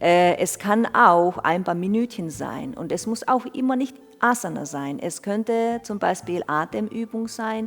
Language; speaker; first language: German; non-native, fluent; Finnish